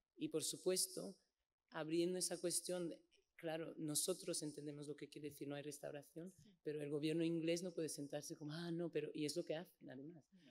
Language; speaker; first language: Spanish; non-native, fluent; English